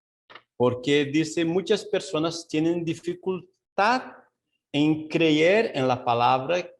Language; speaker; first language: Spanish; non-native, fluent; Portuguese